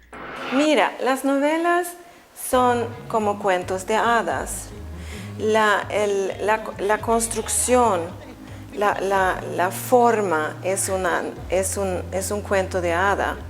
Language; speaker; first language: Spanish; non-native, fluent; Swedish